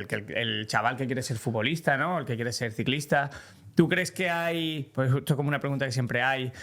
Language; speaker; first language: Spanish; native; Spanish